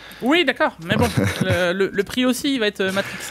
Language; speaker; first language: French; native; French